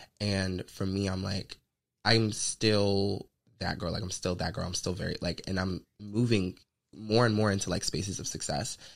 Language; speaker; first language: English; native; English